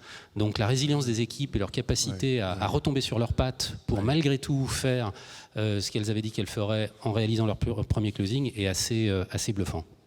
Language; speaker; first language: French; native; French